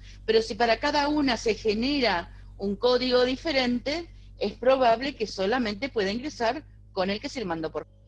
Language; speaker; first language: Spanish; native; Spanish